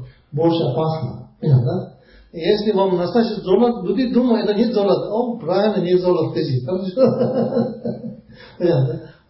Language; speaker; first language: Russian; non-native, learner; Tibetan